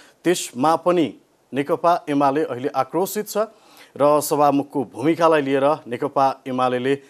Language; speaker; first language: Nepali; native; Nepali